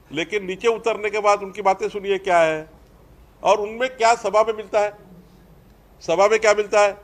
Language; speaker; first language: Hindi; non-native, local second language; Marathi